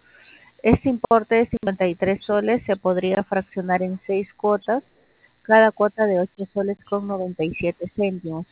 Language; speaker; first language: Spanish; native; Spanish